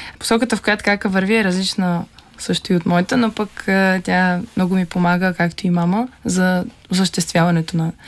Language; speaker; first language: Bulgarian; native; Bulgarian